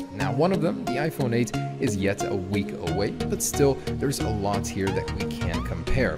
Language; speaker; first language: English; native; English